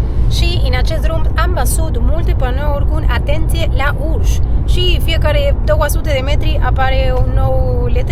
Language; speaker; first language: Romanian; non-native, learner; Spanish